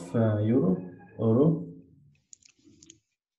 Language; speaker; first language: French; non-native, learner; Arabic